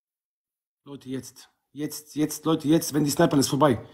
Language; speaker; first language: German; non-native, local second language; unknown